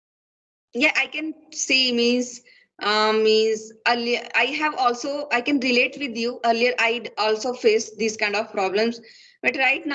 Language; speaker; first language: English; non-native, fluent; Hindi